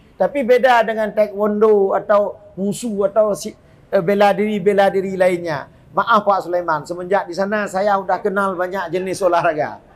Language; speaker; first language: Malay; non-native, local second language; Achinese